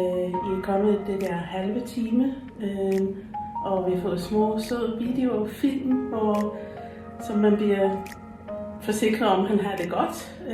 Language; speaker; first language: Danish; non-native, fluent; English